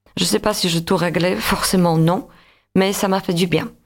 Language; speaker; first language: French; non-native, fluent; Polish